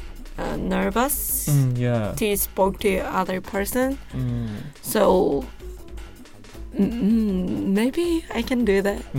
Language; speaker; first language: English; non-native, learner; Japanese